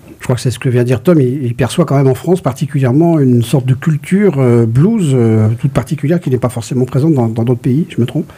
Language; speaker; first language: French; native; French